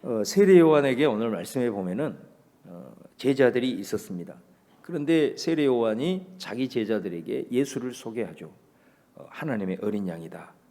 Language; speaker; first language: Korean; native; Korean